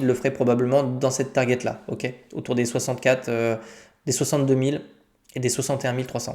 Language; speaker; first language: French; native; French